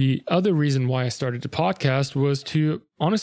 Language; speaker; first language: English; non-native, fluent; German